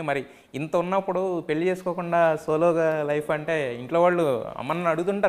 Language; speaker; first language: Telugu; native; Telugu